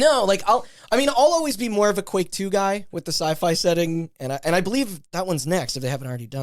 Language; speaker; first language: English; native; English